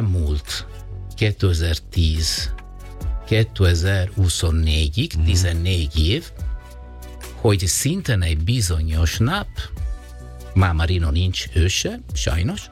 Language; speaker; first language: Hungarian; non-native, learner; Italian